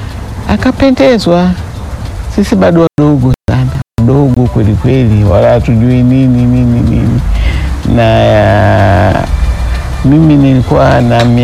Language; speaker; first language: Swahili; early bilingual, other home language; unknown